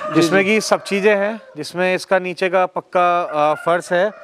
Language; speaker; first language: Hindi; native; Hindi